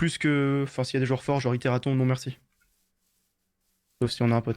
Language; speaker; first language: French; native; French